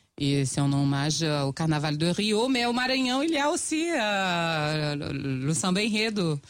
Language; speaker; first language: French; non-native, fluent; Portuguese